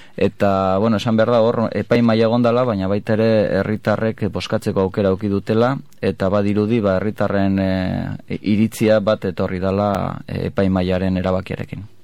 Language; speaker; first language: Basque; native; Basque